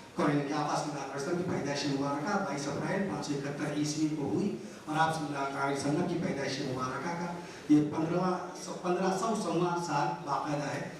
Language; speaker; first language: Urdu; native; Urdu